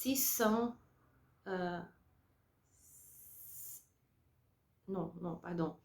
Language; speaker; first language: French; non-native, learner; Portuguese